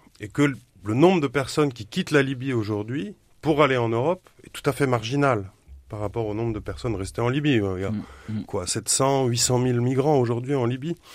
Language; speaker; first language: French; native; French